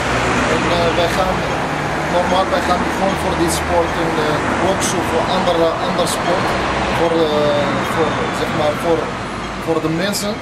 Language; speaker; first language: Dutch; non-native, learner; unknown